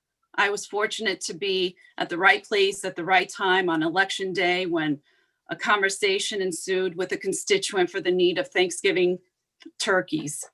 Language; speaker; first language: English; native; English